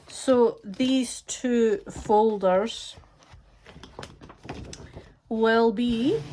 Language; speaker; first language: English; native; English